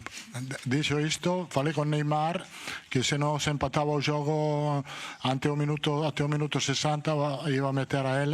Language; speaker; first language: Portuguese; non-native, learner; Italian